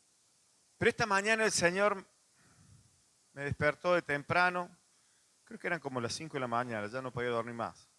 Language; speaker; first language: Spanish; native; Spanish